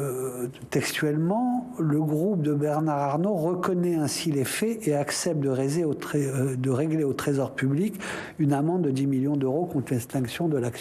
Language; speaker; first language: French; native; French